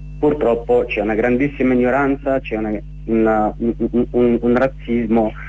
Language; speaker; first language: Italian; non-native, fluent; Arabic